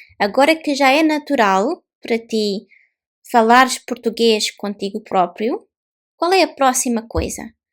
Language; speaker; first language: Portuguese; native; Portuguese